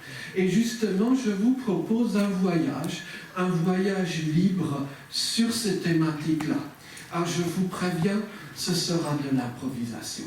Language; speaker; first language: French; native; French